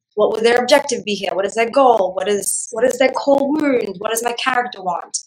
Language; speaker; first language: English; non-native, local second language; Gujarati